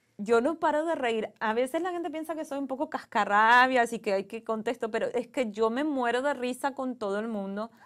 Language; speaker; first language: Spanish; native; Spanish